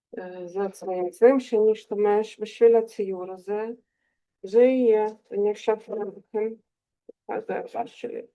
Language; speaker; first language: Hebrew; non-native, fluent; Russian